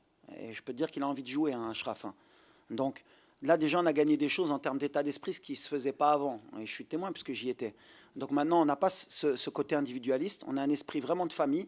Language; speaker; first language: French; native; French